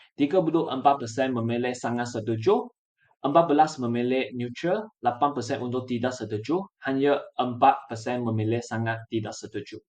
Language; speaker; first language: Malay; non-native, local second language; Chinese